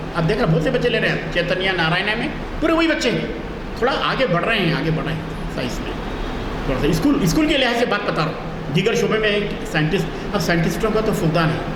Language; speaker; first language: Urdu; native; Urdu